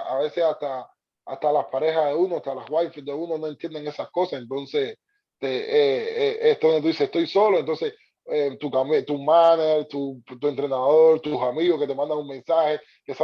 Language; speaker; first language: Spanish; native; Spanish